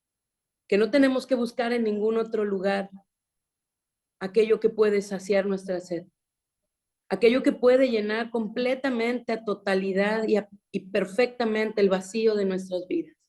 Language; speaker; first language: Spanish; native; Spanish